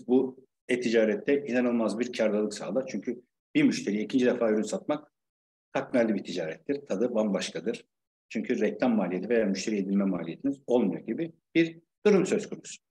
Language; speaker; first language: Turkish; native; Turkish